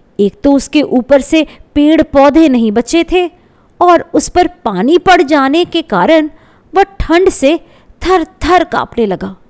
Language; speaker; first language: Hindi; non-native, local second language; Bangla